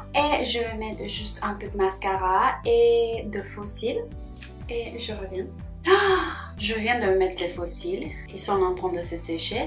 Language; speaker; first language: French; non-native, fluent; Spanish